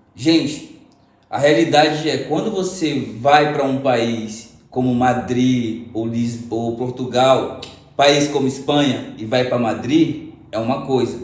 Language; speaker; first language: Portuguese; native; Portuguese